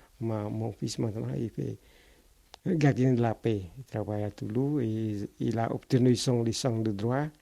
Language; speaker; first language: French; non-native, fluent; Khmer